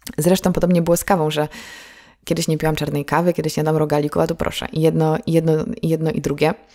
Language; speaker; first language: Polish; native; Polish